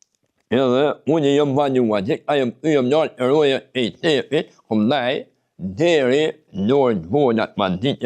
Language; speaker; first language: Albanian; native; Albanian